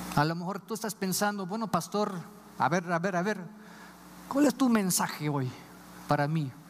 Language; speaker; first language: Spanish; non-native, fluent; English